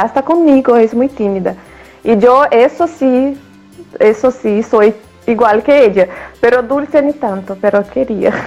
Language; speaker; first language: Spanish; non-native, fluent; Portuguese